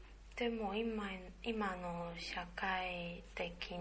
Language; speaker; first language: Japanese; non-native, learner; Chinese